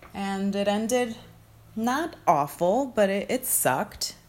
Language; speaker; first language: English; early bilingual, other home language; Spanish